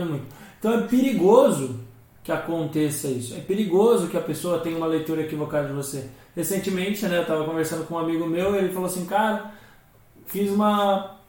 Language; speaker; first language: Portuguese; native; Portuguese